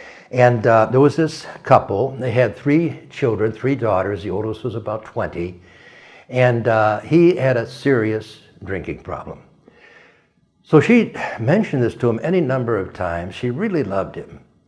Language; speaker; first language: English; native; English